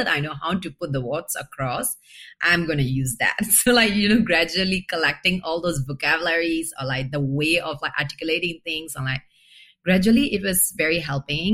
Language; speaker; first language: English; non-native, fluent; Burmese